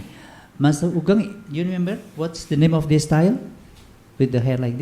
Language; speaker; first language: English; non-native, learner; Indonesian